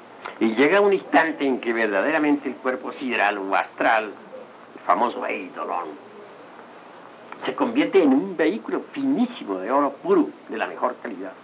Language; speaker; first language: Spanish; native; Spanish